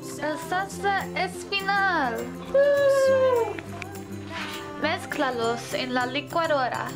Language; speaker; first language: Spanish; non-native, learner; English